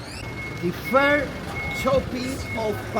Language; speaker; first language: English; non-native, learner; Spanish